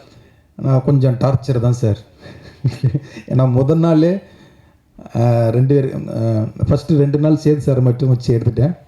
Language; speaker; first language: Tamil; native; Tamil